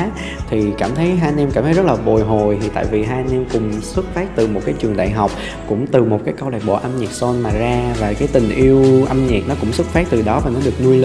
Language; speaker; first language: Vietnamese; native; Vietnamese